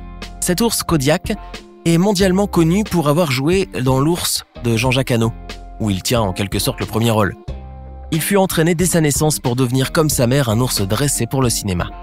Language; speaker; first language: French; native; French